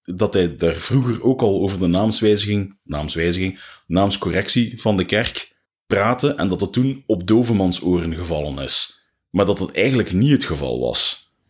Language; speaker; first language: Dutch; native; Dutch